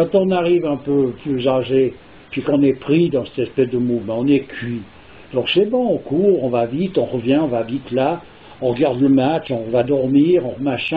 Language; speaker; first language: French; native; French